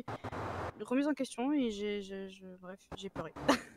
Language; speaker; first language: French; native; French